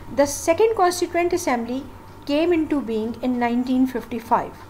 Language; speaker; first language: English; non-native, local second language; Hindi